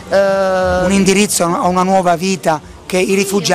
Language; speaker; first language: Italian; native; Italian